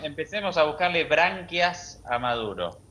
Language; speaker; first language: Spanish; native; Spanish